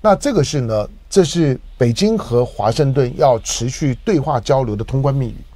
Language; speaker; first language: Chinese; native; Chinese